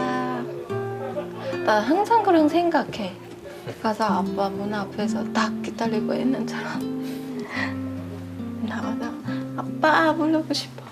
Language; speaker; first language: Korean; non-native, fluent; Vietnamese